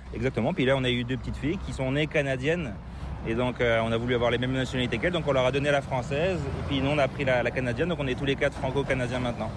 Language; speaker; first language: French; native; French